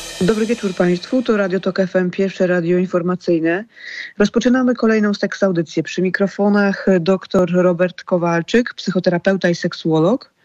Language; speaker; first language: Polish; native; Polish